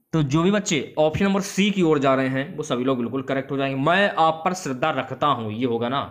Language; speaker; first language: Hindi; native; Hindi